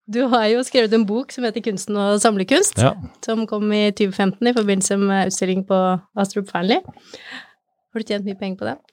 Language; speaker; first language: Norwegian; native; Norwegian